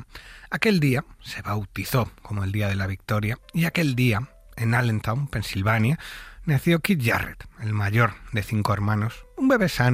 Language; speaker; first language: Spanish; native; Spanish